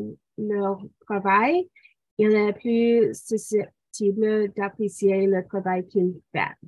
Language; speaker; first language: French; non-native, local second language; English